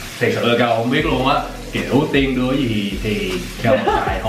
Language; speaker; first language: Vietnamese; early bilingual, heritage; Vietnamese